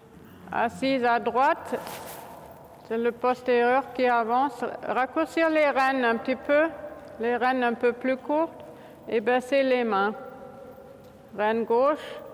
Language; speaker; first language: French; non-native, fluent; German